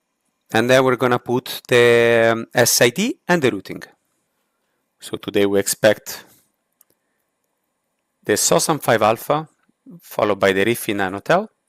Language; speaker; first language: English; non-native, fluent; Italian